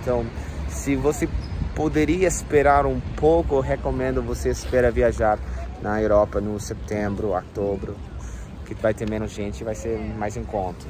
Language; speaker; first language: Portuguese; non-native, fluent; English